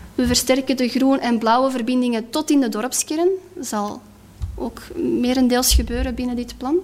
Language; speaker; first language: Dutch; native; Dutch